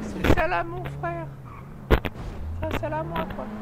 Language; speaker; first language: French; native; French